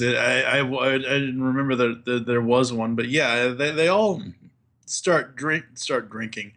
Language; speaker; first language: English; native; English